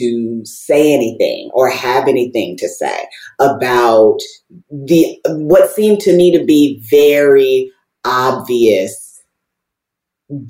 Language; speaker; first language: English; native; English